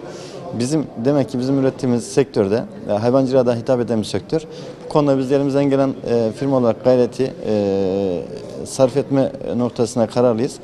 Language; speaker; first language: Turkish; native; Turkish